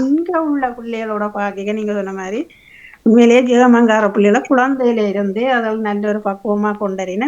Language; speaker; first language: Tamil; native; Tamil